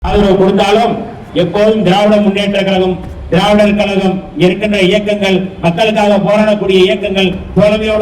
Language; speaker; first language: Tamil; native; Tamil